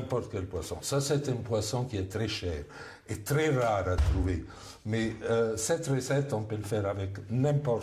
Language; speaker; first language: French; non-native, fluent; Italian